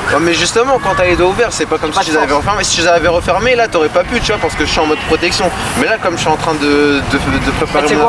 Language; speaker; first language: French; native; French